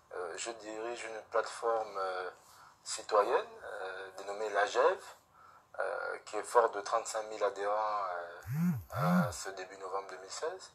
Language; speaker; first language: French; native; French